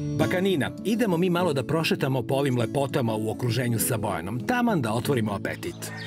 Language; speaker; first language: Serbian; native; Serbian